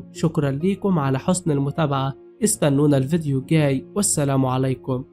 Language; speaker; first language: Arabic; native; Arabic